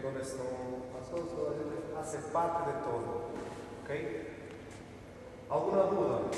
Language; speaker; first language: Spanish; non-native, learner; Portuguese